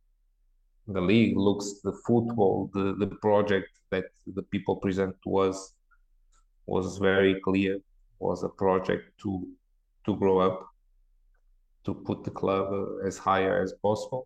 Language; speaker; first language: English; non-native, fluent; Portuguese